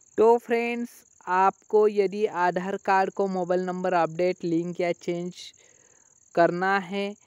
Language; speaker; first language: Hindi; non-native, local second language; Marathi